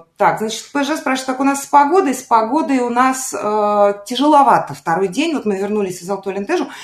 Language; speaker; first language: Russian; native; Russian